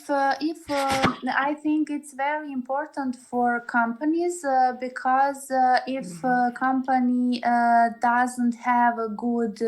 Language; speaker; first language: English; non-native, learner; Serbian